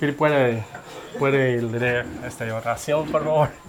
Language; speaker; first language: Spanish; non-native, learner; English